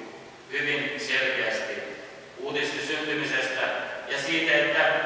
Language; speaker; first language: Finnish; early bilingual, heritage; Finnish